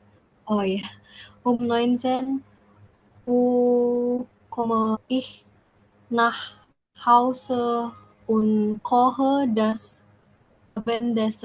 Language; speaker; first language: German; non-native, learner; Indonesian